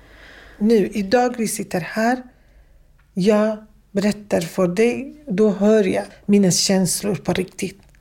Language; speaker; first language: Swedish; non-native, fluent; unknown